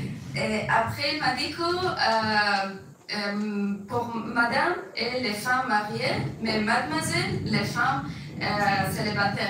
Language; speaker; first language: French; non-native, fluent; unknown